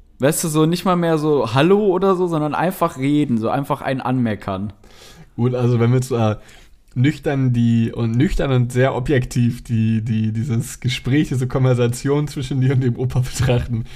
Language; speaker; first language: German; native; German